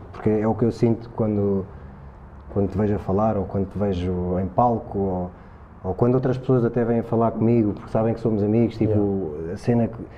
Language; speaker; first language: Portuguese; native; Portuguese